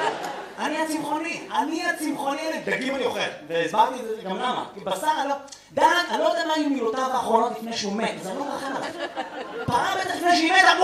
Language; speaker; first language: Hebrew; native; Hebrew